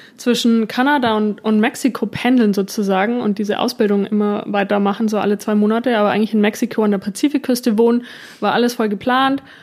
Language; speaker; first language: German; native; German